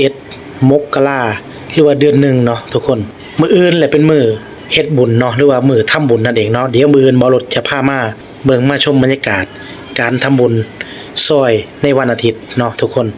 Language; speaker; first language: Thai; non-native, local second language; Lao